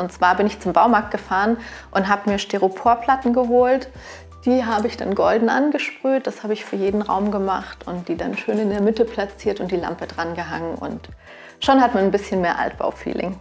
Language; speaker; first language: German; native; German